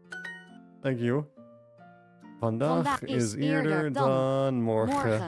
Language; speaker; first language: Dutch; non-native, learner; English